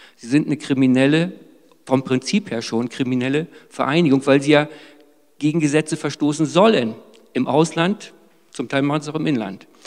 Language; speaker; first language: German; native; German